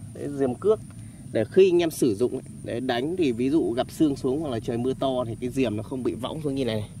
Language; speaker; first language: Vietnamese; native; Vietnamese